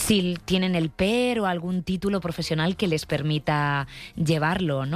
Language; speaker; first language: Spanish; native; Spanish